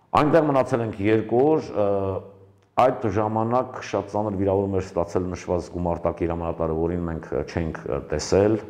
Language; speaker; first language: Armenian; native; Armenian